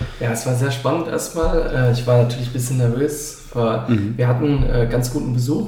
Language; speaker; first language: German; native; German